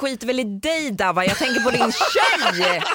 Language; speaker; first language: Swedish; native; Swedish